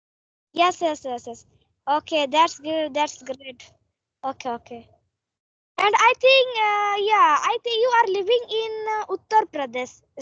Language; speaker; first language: English; non-native, learner; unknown